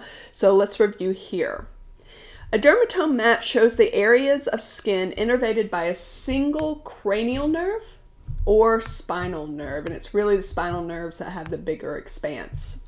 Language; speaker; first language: English; native; English